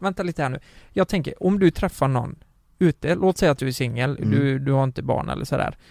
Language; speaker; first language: Swedish; native; Swedish